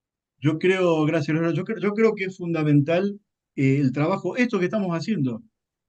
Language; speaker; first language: Spanish; native; Spanish